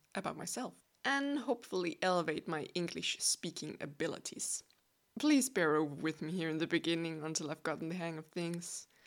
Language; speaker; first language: English; non-native, fluent; Danish